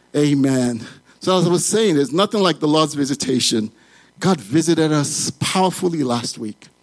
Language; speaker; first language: English; non-native, local second language; Yoruba